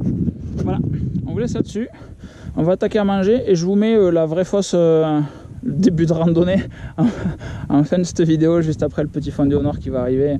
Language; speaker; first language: French; native; French